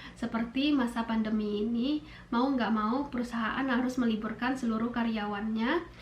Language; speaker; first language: Indonesian; native; Indonesian